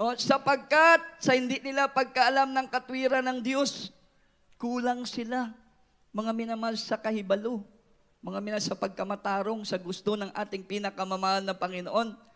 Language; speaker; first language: Filipino; non-native, local second language; Cebuano